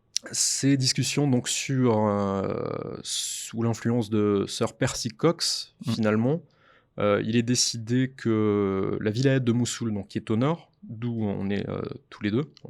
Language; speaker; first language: French; native; French